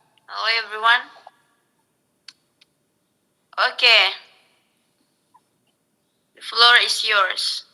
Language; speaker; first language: English; non-native, local second language; Indonesian